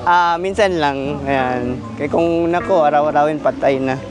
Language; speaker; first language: Filipino; native; Filipino